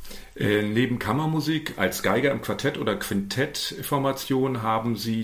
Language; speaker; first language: German; native; German